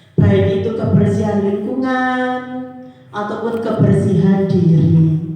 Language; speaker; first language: Indonesian; non-native, local second language; Javanese